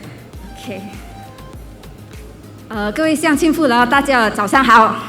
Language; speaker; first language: Chinese; non-native, local second language; English